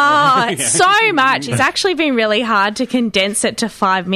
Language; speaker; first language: English; native; English